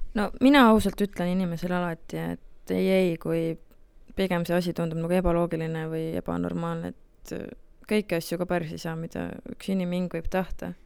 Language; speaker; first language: Estonian; native; Estonian